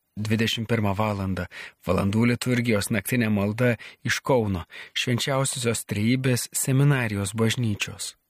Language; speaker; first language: Lithuanian; native; Lithuanian